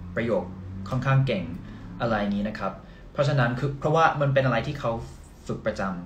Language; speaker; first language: Thai; early bilingual, heritage; Thai